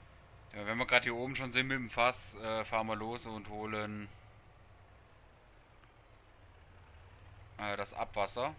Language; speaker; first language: German; native; German